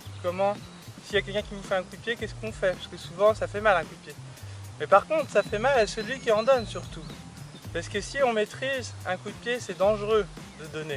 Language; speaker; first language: French; native; French